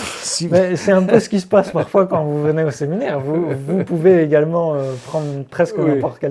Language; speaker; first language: French; native; French